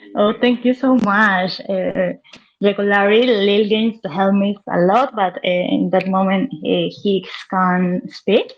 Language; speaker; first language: English; non-native, learner; Spanish